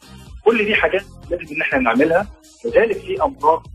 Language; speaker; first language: Arabic; native; Arabic